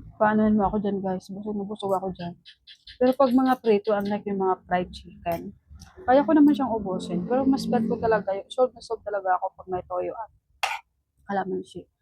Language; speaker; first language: Filipino; non-native, local second language; Cebuano